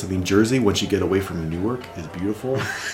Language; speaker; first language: English; native; English